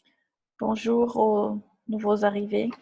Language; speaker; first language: French; non-native, fluent; Portuguese